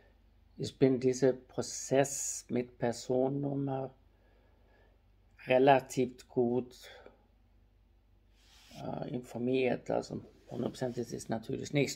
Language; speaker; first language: German; non-native, fluent; Swedish